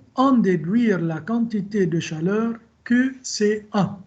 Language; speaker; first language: French; non-native, local second language; Arabic